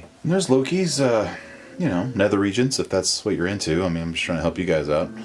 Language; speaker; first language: English; native; English